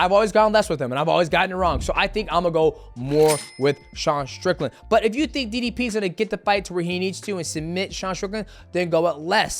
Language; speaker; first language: English; native; English